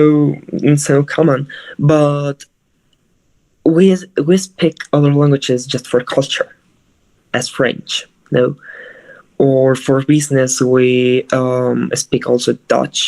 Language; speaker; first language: English; non-native, fluent; Spanish